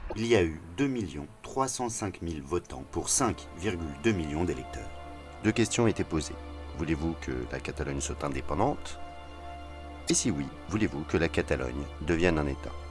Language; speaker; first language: French; native; French